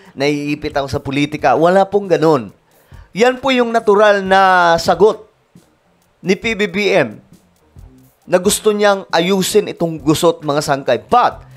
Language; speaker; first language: Filipino; native; Filipino